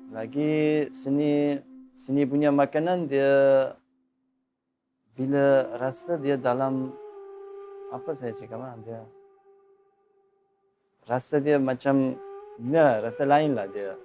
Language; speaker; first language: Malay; non-native, learner; Uzbek